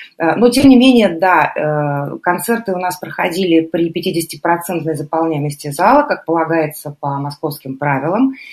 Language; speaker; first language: Russian; native; Russian